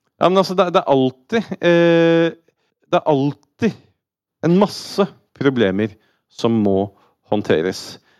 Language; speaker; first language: Norwegian; native; Norwegian